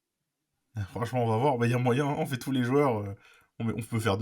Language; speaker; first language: French; native; French